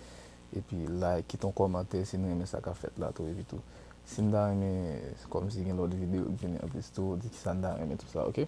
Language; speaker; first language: French; non-native, learner; Haitian Creole